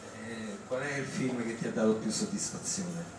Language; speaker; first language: Italian; native; Italian